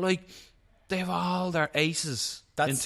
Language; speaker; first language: English; native; English